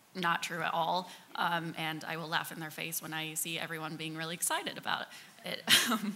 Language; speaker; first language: English; native; English